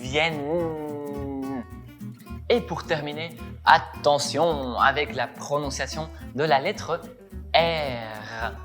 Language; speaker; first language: French; non-native, fluent; Spanish